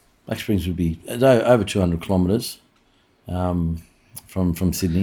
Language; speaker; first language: English; native; English